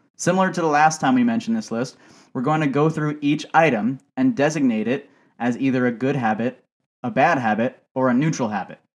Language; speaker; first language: English; native; English